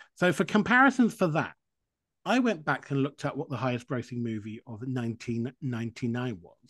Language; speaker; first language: English; native; English